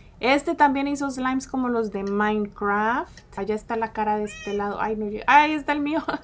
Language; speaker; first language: Spanish; early bilingual, heritage; Spanish